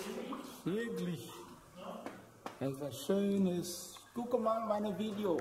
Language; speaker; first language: German; non-native, fluent; Vietnamese